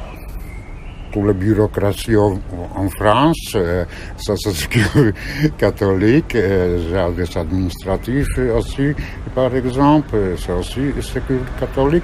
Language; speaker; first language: French; non-native, learner; Polish